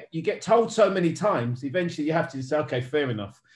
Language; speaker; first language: English; native; English